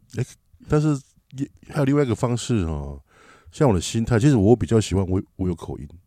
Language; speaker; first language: Chinese; native; Chinese